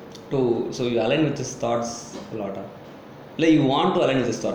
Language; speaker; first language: English; non-native, local second language; Tamil